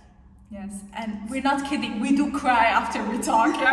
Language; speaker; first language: English; non-native, fluent; Arabic